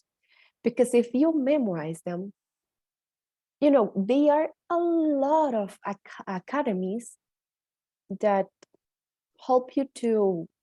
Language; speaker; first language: English; non-native, fluent; Spanish